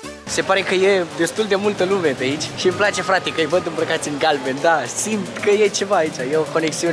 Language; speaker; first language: Romanian; native; Romanian